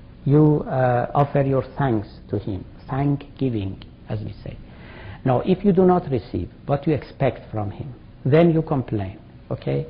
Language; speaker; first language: English; non-native, fluent; Persian